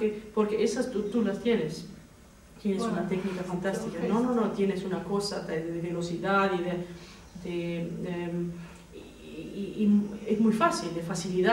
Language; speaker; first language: Spanish; non-native, fluent; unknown